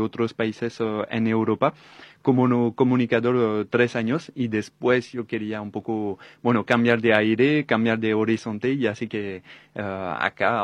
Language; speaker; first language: Spanish; non-native, fluent; French